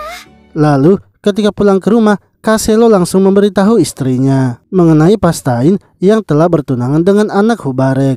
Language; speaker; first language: Indonesian; native; Indonesian